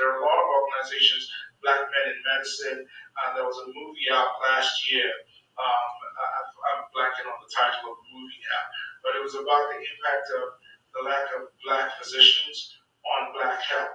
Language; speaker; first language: English; non-native, local second language; Yoruba